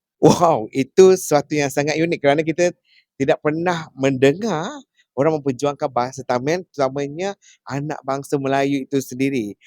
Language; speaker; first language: Malay; native; Malay